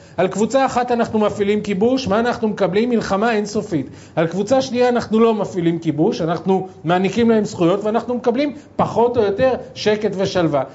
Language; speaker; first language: Hebrew; native; Hebrew